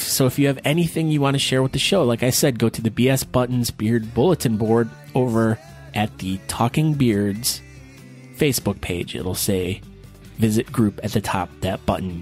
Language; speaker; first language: English; native; English